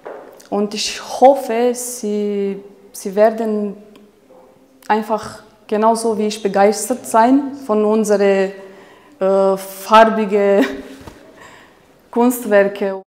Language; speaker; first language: German; non-native, fluent; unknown